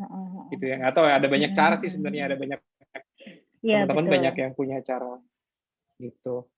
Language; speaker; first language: Indonesian; native; Indonesian